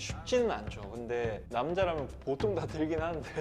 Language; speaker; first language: Korean; native; Korean